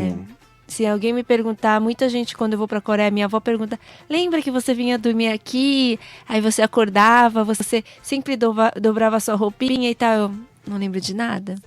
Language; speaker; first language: Portuguese; early bilingual, other home language; Korean